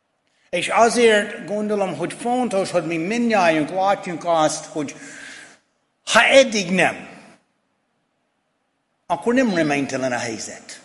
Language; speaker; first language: Hungarian; non-native, fluent; English